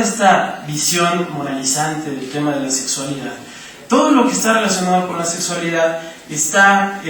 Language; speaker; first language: Spanish; native; Spanish